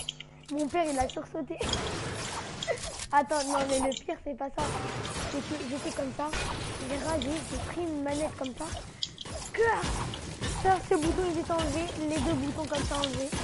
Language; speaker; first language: French; native; French